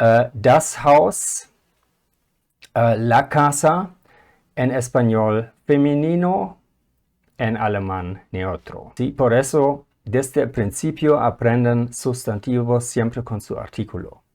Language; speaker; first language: Spanish; non-native, fluent; German